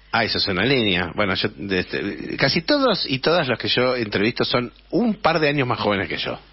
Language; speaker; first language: Spanish; native; Spanish